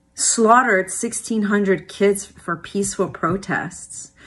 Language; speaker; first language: English; early bilingual, other home language; Persian